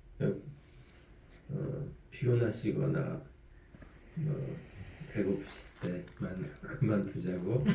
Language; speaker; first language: Korean; early bilingual, heritage; French